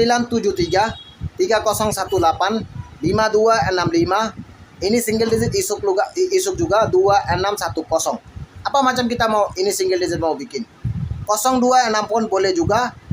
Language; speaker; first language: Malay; non-native, fluent; Bangla